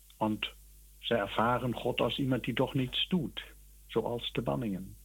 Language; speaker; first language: Dutch; native; Dutch